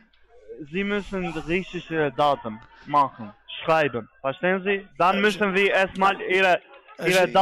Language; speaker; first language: German; non-native, fluent; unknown